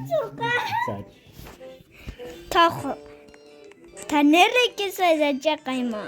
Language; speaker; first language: Mongolian; early bilingual, heritage; Mongolian